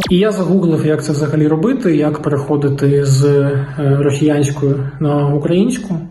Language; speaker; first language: Ukrainian; non-native, local second language; Russian